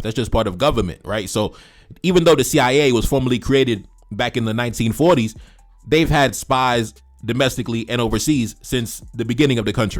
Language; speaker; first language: English; native; English